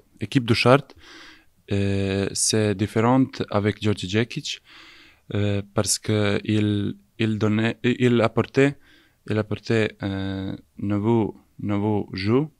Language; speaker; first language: French; non-native, learner; Serbian